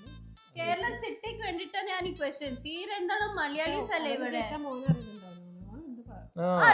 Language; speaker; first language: Malayalam; non-native, learner; Tamil